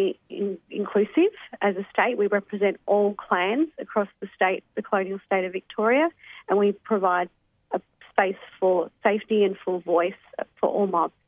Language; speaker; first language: English; native; English